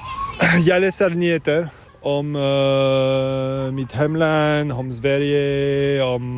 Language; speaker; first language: Swedish; non-native, learner; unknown